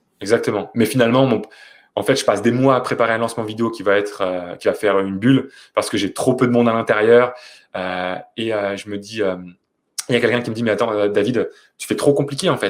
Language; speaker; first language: French; native; French